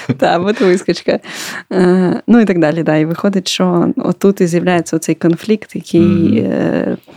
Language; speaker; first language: Ukrainian; non-native, local second language; Russian